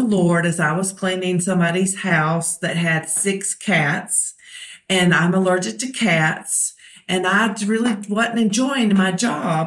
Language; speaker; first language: English; native; English